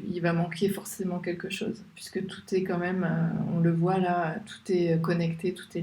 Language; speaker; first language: French; native; French